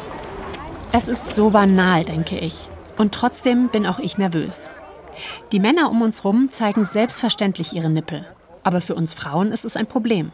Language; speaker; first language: German; native; German